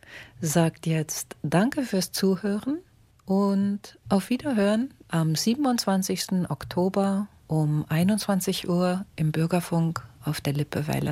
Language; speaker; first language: German; native; German